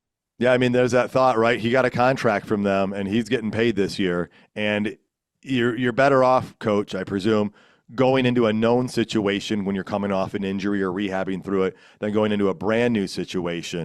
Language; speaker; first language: English; native; English